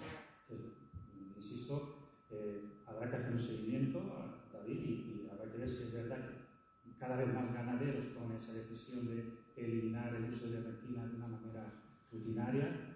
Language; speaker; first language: Spanish; native; Spanish